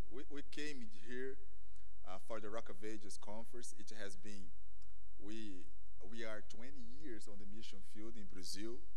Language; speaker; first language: English; non-native, fluent; Portuguese